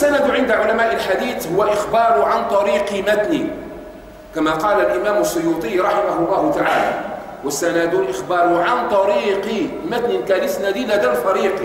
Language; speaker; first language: Arabic; native; Arabic